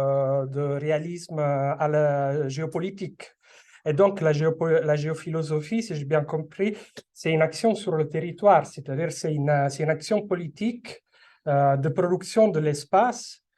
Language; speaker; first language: French; non-native, fluent; Italian